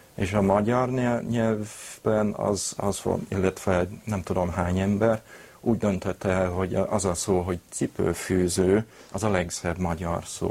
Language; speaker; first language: Hungarian; non-native, fluent; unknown